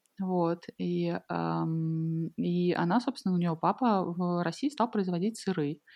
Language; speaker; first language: Russian; native; Russian